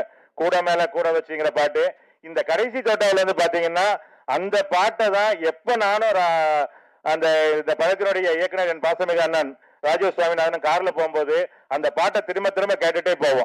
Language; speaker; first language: Tamil; native; Tamil